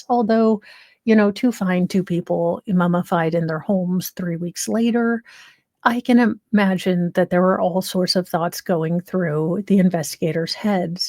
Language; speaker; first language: English; native; English